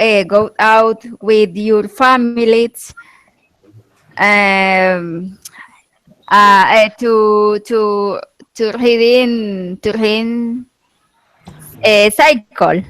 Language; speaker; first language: English; non-native, learner; Spanish